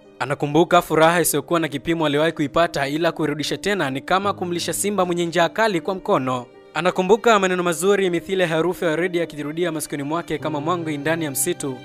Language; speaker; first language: Swahili; native; Swahili